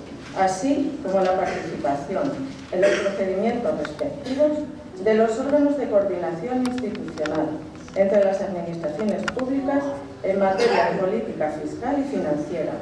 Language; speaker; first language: Spanish; native; Spanish